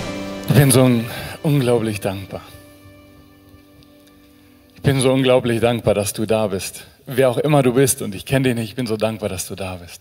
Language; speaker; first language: German; native; German